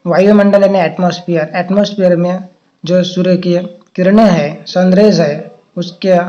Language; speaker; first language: Hindi; non-native, local second language; Marathi